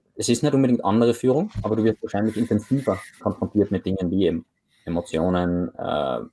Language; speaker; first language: German; native; German